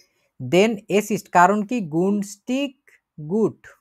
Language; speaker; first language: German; non-native, fluent; Bangla